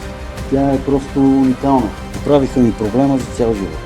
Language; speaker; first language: Bulgarian; native; Bulgarian